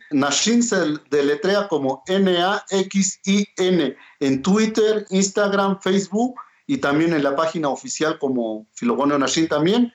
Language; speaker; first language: Spanish; non-native, local second language; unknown